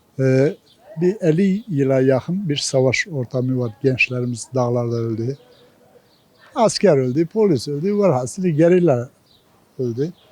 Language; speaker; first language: Turkish; non-native, local second language; Kurdish